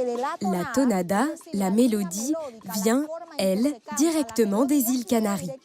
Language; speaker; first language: French; native; French